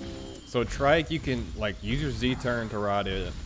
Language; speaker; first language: English; native; English